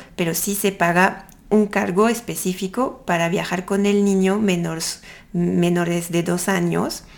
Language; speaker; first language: Spanish; non-native, fluent; French